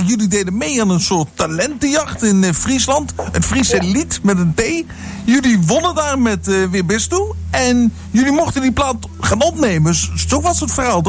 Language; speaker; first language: Dutch; native; Dutch